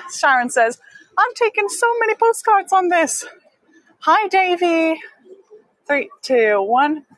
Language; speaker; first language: English; native; English